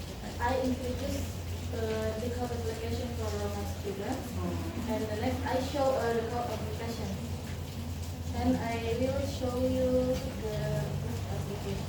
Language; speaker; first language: English; non-native, learner; Indonesian